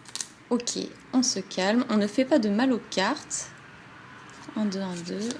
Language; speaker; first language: French; native; French